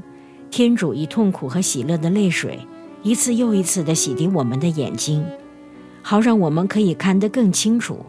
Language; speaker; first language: Chinese; native; Chinese